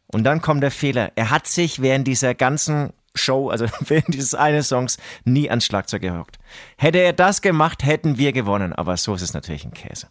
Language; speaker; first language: German; native; German